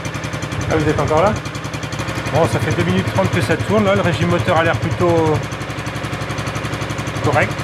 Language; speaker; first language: French; native; French